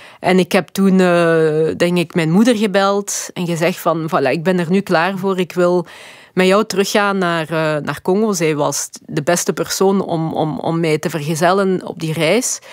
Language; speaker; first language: Dutch; early bilingual, other home language; Lingala